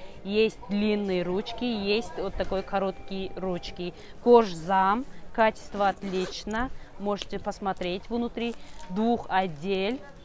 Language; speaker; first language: Russian; non-native, learner; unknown